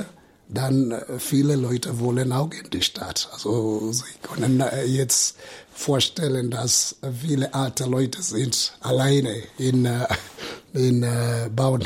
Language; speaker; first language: German; non-native, fluent; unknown